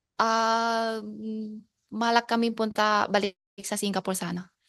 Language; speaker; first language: Filipino; non-native, learner; Chinese